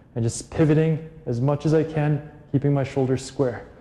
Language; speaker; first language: English; native; English